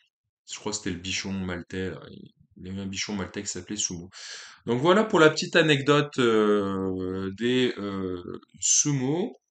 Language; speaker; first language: French; native; French